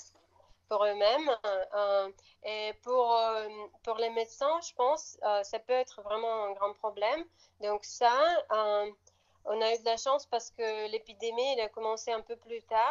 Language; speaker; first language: French; non-native, fluent; Russian